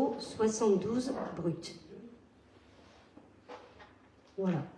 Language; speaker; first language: French; native; French